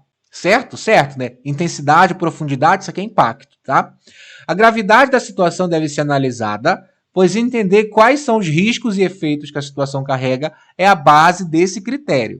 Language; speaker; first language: Portuguese; native; Portuguese